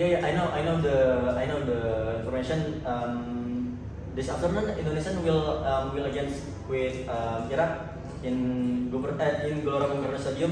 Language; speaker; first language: English; non-native, learner; Indonesian